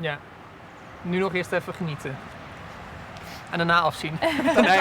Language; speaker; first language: Dutch; native; Dutch